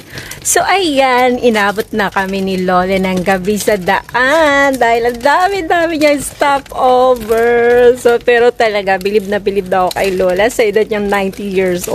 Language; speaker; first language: Filipino; native; Filipino